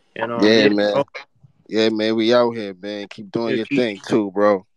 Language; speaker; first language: English; non-native, local second language; Akan